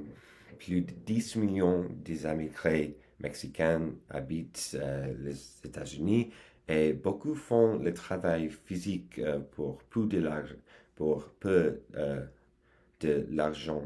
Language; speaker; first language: French; non-native, learner; English